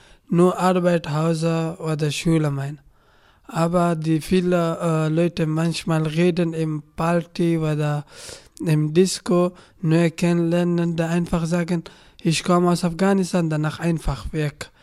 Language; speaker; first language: German; non-native, learner; Persian